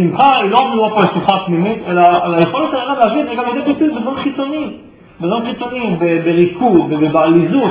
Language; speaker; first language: Hebrew; native; Hebrew